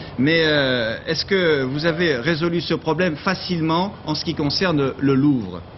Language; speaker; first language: French; native; French